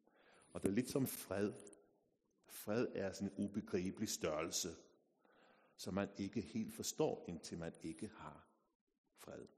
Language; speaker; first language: Danish; non-native, fluent; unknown